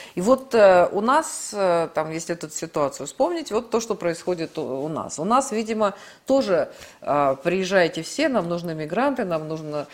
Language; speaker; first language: Russian; native; Russian